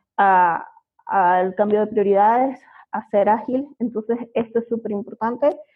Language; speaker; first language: Spanish; native; Spanish